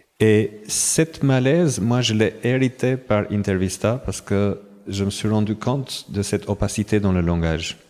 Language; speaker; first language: French; non-native, fluent; Albanian